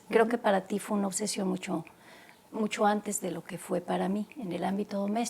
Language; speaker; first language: Spanish; native; Spanish